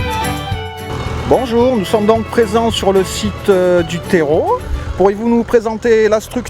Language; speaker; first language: French; native; French